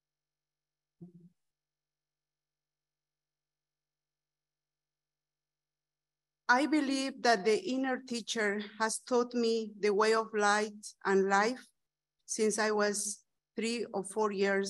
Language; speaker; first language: English; non-native, fluent; Spanish